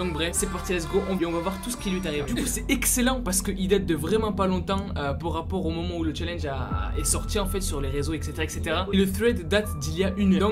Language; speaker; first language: French; native; French